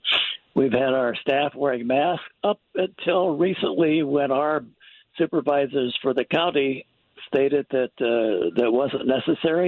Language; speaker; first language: English; native; English